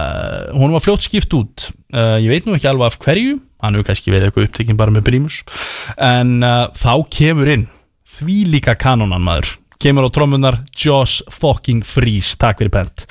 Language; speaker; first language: Icelandic; native; Icelandic